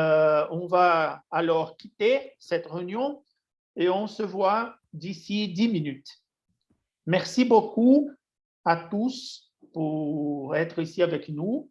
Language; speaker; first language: French; non-native, fluent; Portuguese